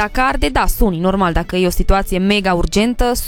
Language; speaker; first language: Romanian; native; Romanian